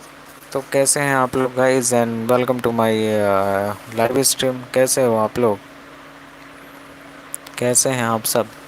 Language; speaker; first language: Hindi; non-native, local second language; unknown